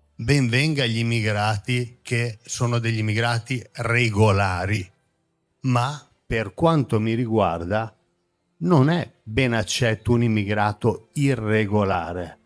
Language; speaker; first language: Italian; early bilingual, other home language; Croatian